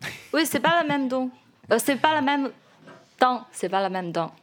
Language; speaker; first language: French; non-native, learner; Chinese